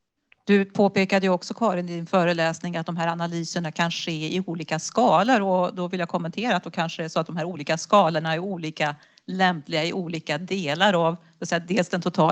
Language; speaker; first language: Swedish; native; Swedish